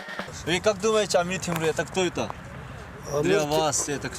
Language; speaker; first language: Russian; non-native, learner; Korean